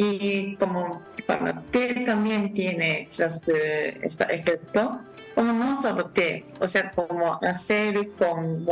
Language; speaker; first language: Spanish; non-native, learner; Japanese